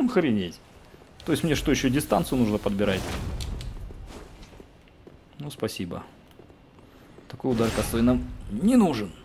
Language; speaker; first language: Russian; native; Russian